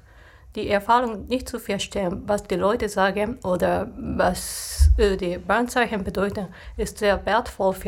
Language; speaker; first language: German; non-native, fluent; Japanese